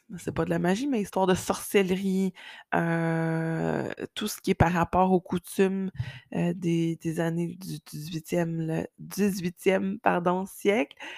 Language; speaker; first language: French; native; French